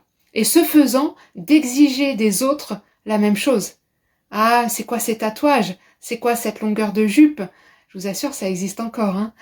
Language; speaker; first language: French; native; French